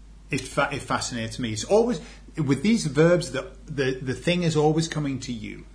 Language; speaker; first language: English; native; English